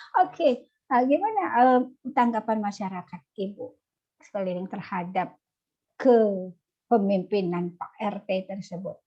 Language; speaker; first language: Indonesian; native; Indonesian